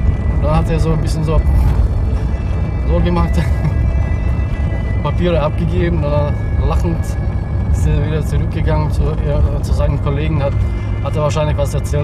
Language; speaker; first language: German; non-native, fluent; Russian